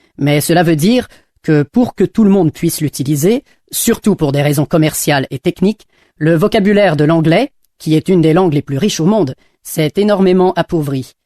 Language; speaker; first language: French; non-native, fluent; English